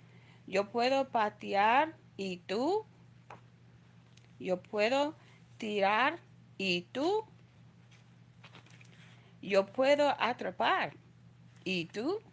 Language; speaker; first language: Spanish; non-native, learner; English